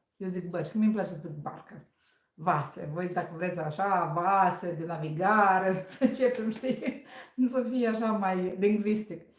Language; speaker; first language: Romanian; native; Romanian